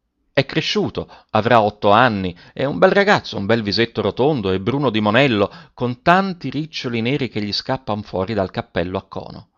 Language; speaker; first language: Italian; native; Italian